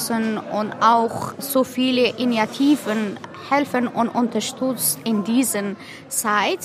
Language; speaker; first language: German; non-native, learner; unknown